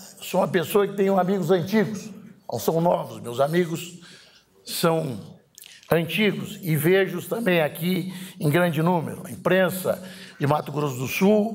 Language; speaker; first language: Portuguese; native; Portuguese